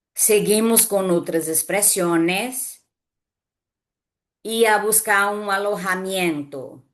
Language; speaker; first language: Spanish; non-native, fluent; Portuguese